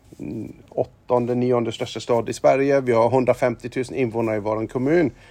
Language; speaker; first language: Swedish; non-native, fluent; German